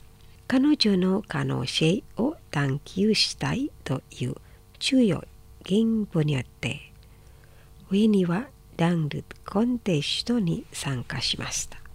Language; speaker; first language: Japanese; non-native, fluent; Indonesian